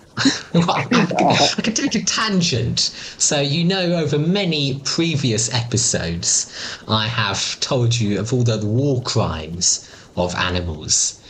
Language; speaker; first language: English; native; English